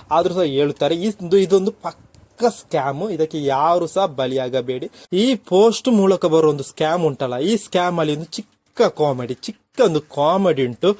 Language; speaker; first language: Kannada; non-native, local second language; Tulu